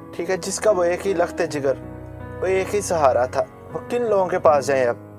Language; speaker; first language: Urdu; native; Urdu